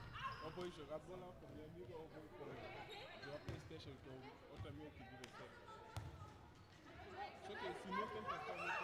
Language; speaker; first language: Portuguese; non-native, learner; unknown